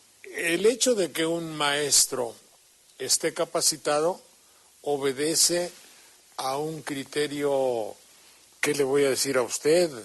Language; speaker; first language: Spanish; native; Spanish